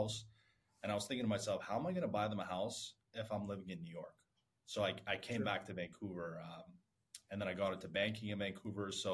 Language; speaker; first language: English; early bilingual, other home language; Persian